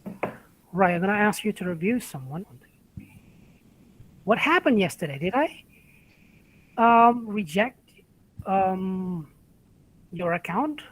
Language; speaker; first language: English; non-native, fluent; Indonesian